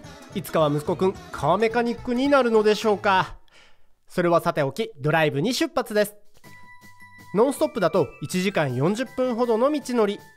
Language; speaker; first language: Japanese; native; Japanese